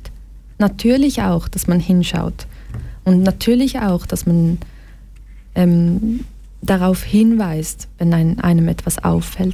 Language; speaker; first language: German; early bilingual, other home language; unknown